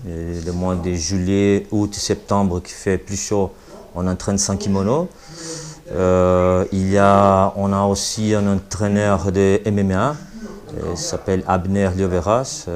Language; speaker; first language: French; non-native, learner; Portuguese